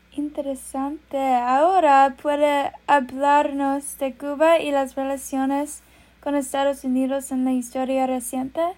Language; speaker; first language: Spanish; non-native, learner; English